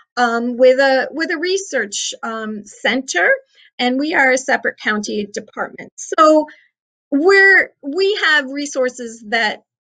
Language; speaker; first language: English; native; English